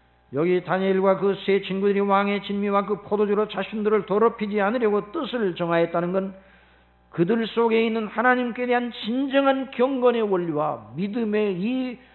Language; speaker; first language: Korean; native; Korean